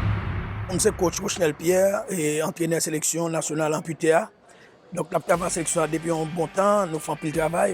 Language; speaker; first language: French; non-native, local second language; Haitian Creole